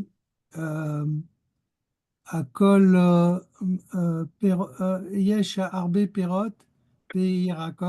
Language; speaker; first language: Hebrew; non-native, learner; French